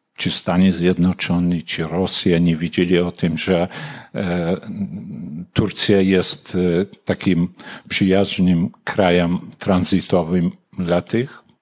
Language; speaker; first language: Polish; non-native, fluent; Kurdish